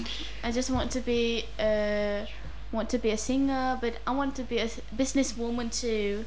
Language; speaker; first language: English; non-native, local second language; Indonesian